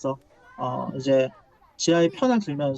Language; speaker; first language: Korean; native; Korean